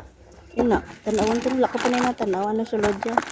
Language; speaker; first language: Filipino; non-native, local second language; Hiligaynon